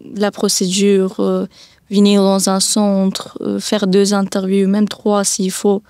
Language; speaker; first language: French; early bilingual, other home language; Persian